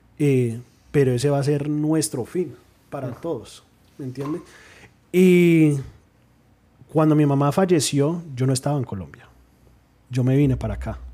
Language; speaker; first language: Spanish; early bilingual, heritage; Spanish